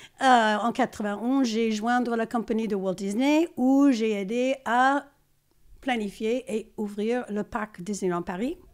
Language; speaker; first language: French; non-native, fluent; English